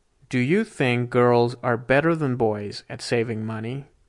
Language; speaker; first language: English; non-native, fluent; Persian